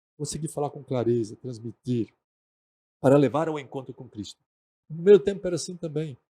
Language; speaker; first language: Portuguese; non-native, local second language; German